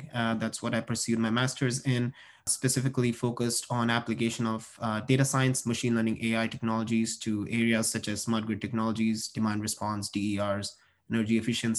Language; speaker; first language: English; non-native, local second language; Hindi